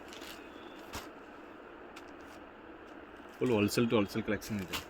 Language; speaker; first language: Kannada; non-native, local second language; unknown